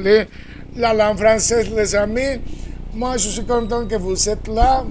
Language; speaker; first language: French; non-native, fluent; Spanish